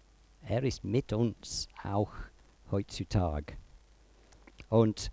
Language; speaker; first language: German; non-native, fluent; English